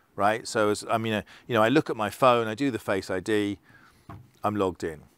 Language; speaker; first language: English; native; English